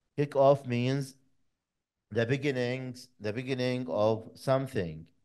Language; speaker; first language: English; non-native, fluent; Arabic